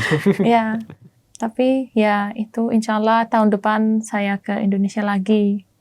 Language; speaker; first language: Indonesian; non-native, learner; German